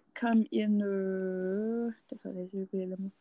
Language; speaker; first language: French; non-native, learner; English